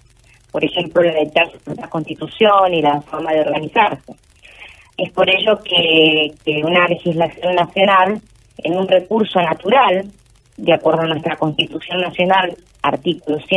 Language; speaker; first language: Spanish; native; Spanish